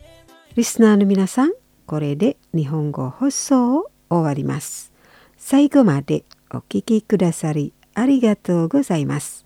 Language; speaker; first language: Japanese; non-native, fluent; Indonesian